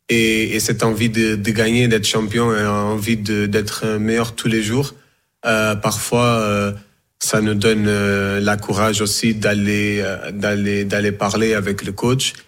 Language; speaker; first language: French; non-native, fluent; Portuguese